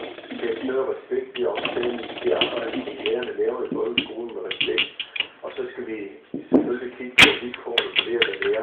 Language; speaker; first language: Danish; native; Danish